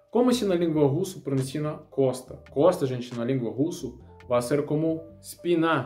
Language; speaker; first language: Portuguese; non-native, learner; Russian